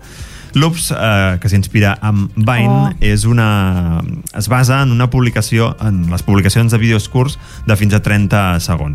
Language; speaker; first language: Catalan; native; Catalan